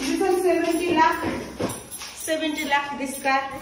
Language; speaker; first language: English; non-native, learner; Nepali